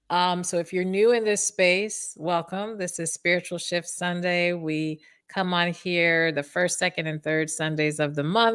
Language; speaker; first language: English; native; English